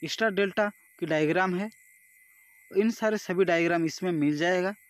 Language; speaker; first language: Hindi; non-native, local second language; Odia